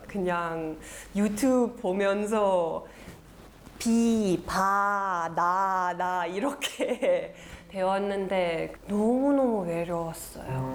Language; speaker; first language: Korean; non-native, learner; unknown